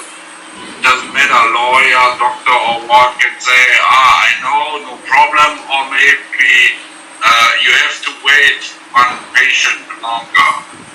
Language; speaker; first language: English; non-native, fluent; German